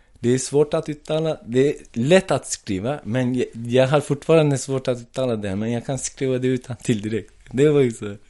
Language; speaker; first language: Swedish; non-native, fluent; Turkish